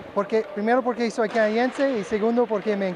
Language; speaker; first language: Spanish; non-native, fluent; English